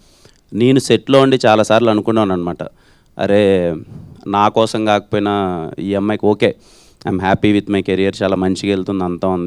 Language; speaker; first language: Telugu; native; Telugu